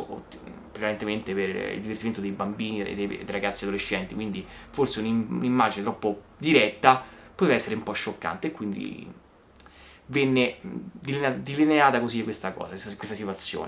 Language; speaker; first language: Italian; native; Italian